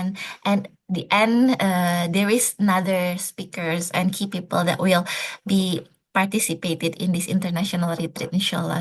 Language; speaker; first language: English; non-native, fluent; Indonesian